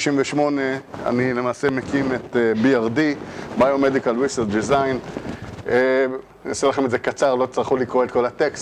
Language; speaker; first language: Hebrew; native; Hebrew